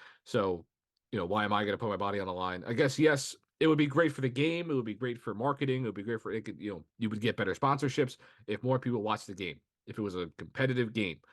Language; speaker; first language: English; native; English